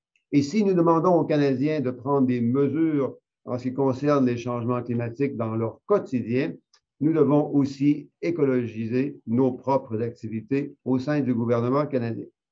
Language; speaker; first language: French; native; French